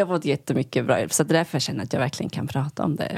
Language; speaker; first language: Swedish; native; Swedish